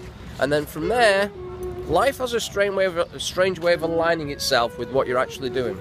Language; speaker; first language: English; native; English